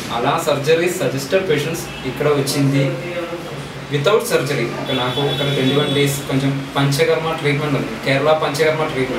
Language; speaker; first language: Telugu; non-native, learner; Malayalam